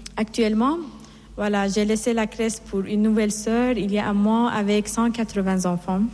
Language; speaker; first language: French; non-native, fluent; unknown